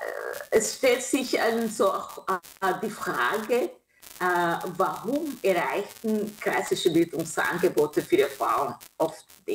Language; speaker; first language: German; non-native, fluent; Kinyarwanda